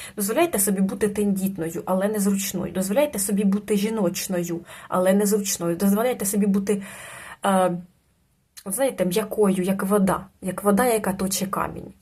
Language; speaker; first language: Ukrainian; non-native, local second language; Russian